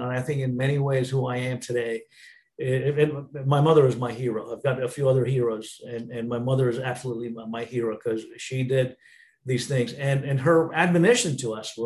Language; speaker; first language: English; non-native, local second language; Tamil